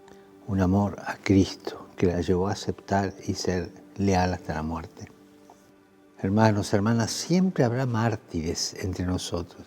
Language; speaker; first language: Spanish; native; Spanish